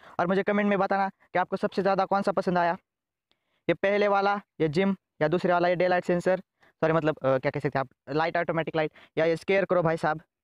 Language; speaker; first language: Hindi; native; Hindi